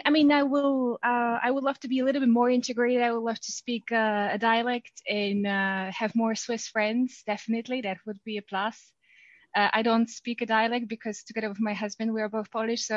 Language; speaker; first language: English; non-native, fluent; Polish